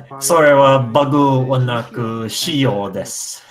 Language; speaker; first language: Japanese; non-native, learner; English